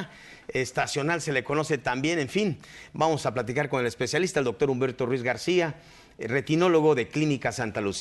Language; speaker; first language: Spanish; native; Spanish